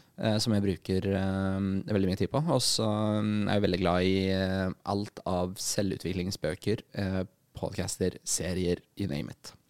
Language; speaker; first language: Norwegian; early bilingual, other home language; Arabic